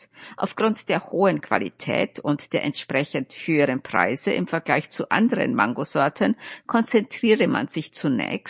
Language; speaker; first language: German; native; German